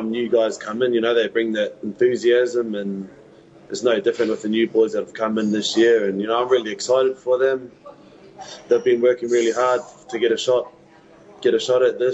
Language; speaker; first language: English; native; English